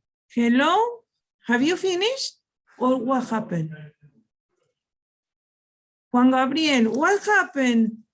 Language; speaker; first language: English; non-native, learner; Spanish